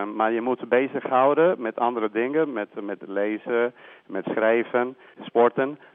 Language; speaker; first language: Dutch; non-native, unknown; Spanish